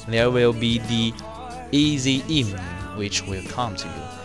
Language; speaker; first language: English; non-native, fluent; Chinese